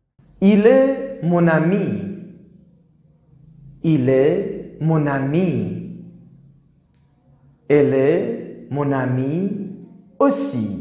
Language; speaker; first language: French; non-native, fluent; Persian